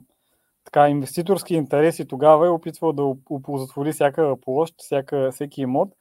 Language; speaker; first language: Bulgarian; native; Bulgarian